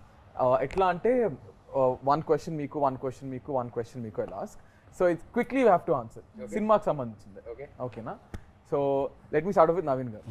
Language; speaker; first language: Telugu; native; Telugu